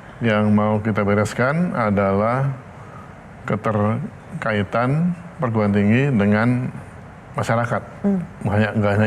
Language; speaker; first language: Indonesian; native; Indonesian